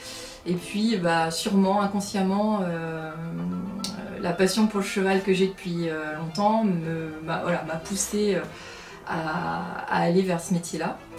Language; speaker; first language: French; native; French